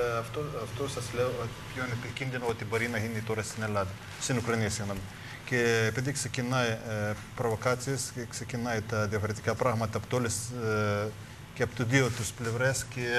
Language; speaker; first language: Greek; non-native, learner; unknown